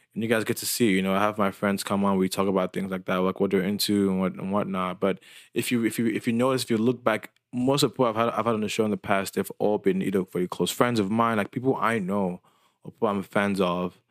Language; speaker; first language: English; non-native, local second language; Yoruba